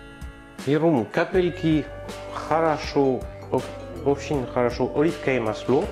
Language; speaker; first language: Russian; non-native, learner; French